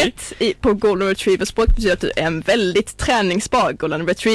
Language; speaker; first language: Swedish; native; Swedish